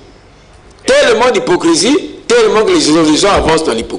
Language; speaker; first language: French; non-native, local second language; Lingala